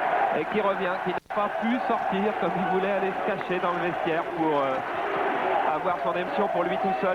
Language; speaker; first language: French; native; French